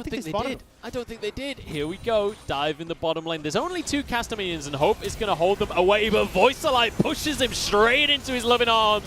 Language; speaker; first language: English; native; English